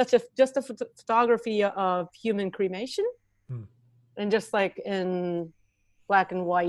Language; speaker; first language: English; non-native, fluent; Japanese